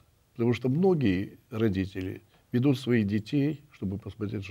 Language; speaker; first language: Russian; native; Russian